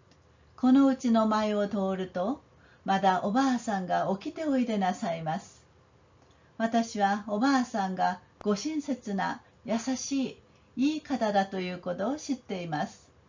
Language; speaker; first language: Japanese; non-native, fluent; Korean